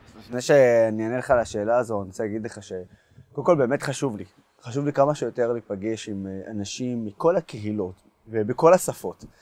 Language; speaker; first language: Hebrew; non-native, local second language; Arabic